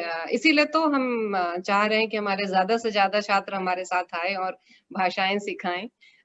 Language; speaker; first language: Hindi; native; Hindi